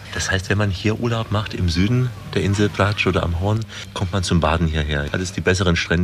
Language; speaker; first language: German; native; German